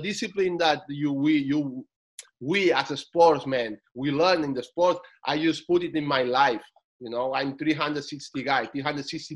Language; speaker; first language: English; non-native, fluent; Spanish